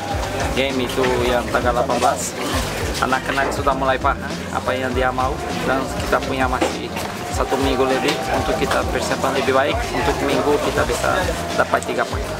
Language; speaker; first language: Indonesian; non-native, fluent; Portuguese